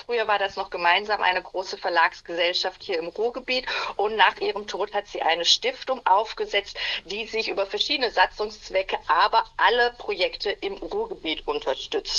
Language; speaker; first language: German; native; German